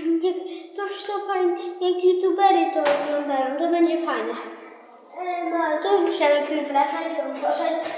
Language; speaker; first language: Polish; early bilingual, heritage; Polish